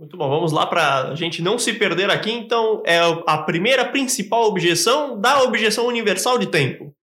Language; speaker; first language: Portuguese; native; Portuguese